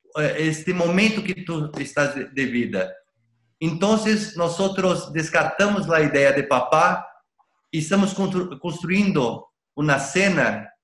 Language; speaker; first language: Spanish; non-native, learner; Portuguese